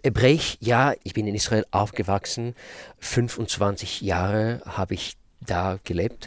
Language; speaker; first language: German; non-native, fluent; Russian